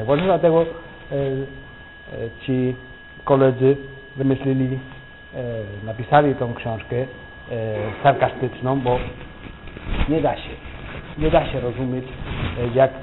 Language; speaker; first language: Polish; non-native, fluent; Catalan